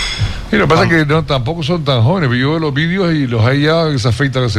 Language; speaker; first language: Spanish; native; Spanish